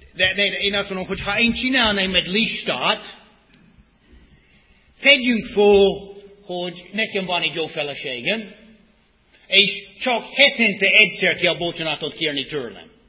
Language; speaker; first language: Hungarian; non-native, fluent; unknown